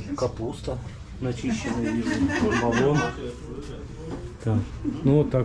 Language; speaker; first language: Russian; native; Russian